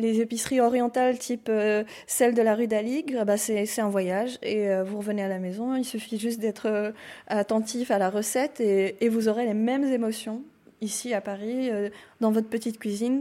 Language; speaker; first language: French; non-native, local second language; Arabic